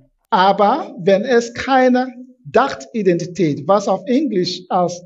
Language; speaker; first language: German; non-native, fluent; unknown